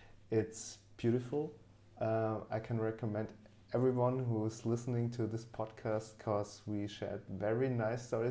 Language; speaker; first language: English; non-native, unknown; German